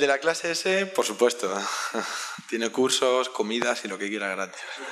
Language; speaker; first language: Spanish; native; Spanish